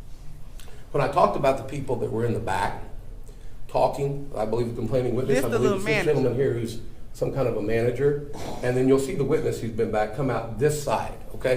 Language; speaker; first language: English; native; English